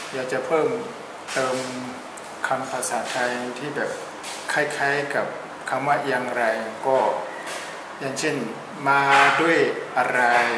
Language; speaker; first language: Thai; non-native, fluent; Burmese